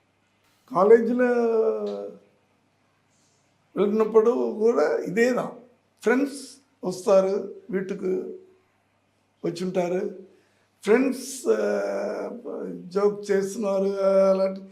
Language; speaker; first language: Telugu; non-native, learner; Tamil